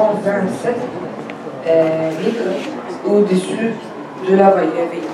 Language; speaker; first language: French; non-native, learner; Arabic